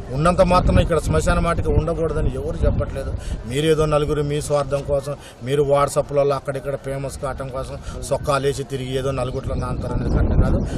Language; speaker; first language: Telugu; native; Telugu